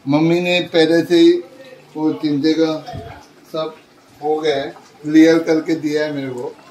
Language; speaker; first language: Hindi; non-native, local second language; Marathi